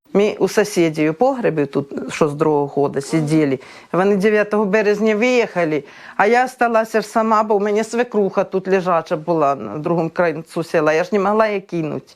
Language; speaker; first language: Ukrainian; native; Ukrainian